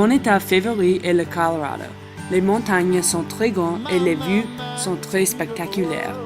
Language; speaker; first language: French; non-native, learner; English